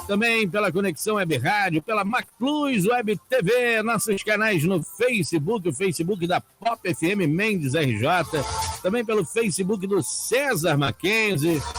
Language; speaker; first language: Portuguese; native; Portuguese